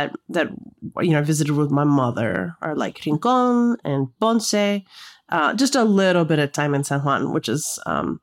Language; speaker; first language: English; native; English